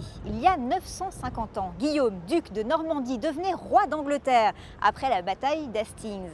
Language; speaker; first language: French; native; French